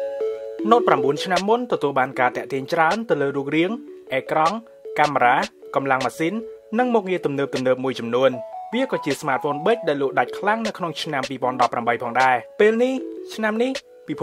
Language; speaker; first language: Khmer; native; Khmer